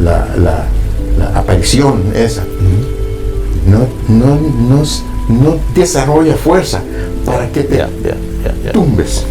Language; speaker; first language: Spanish; non-native, fluent; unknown